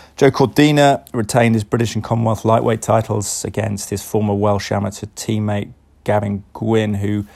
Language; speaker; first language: English; native; English